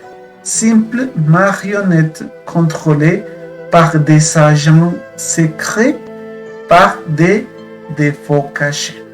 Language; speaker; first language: French; non-native, fluent; Spanish